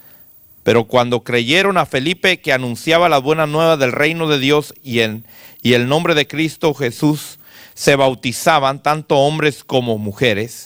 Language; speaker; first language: Spanish; native; Spanish